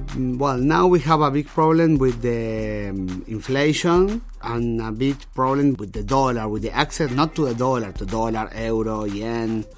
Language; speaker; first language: English; non-native, fluent; Spanish